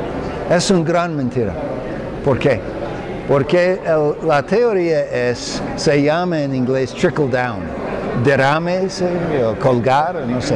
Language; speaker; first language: Spanish; non-native, fluent; English